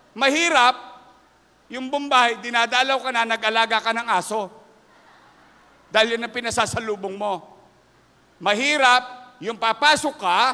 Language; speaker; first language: Filipino; native; Filipino